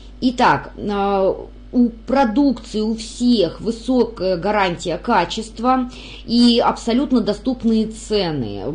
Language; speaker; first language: Russian; native; Russian